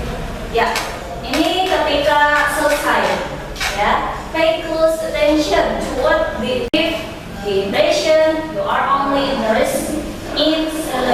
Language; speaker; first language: English; non-native, learner; Indonesian